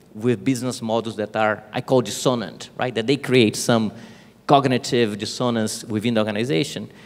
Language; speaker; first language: English; non-native, fluent; Portuguese